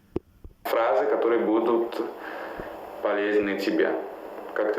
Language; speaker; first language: Russian; non-native, fluent; Italian